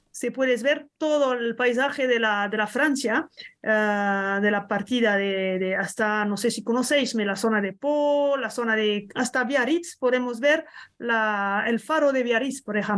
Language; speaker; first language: Spanish; non-native, learner; French